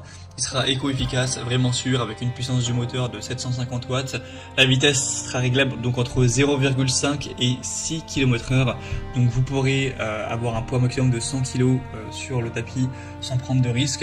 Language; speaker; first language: French; native; French